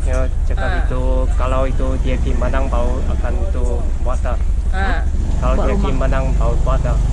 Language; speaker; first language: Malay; non-native, local second language; Chinese